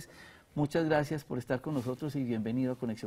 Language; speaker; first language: Spanish; native; Spanish